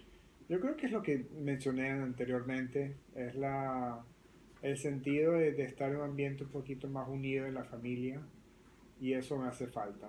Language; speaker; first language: Spanish; early bilingual, other home language; French